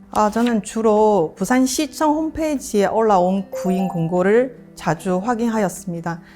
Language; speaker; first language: Korean; non-native, fluent; Chinese